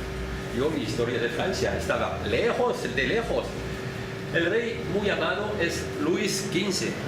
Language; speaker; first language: Spanish; non-native, learner; French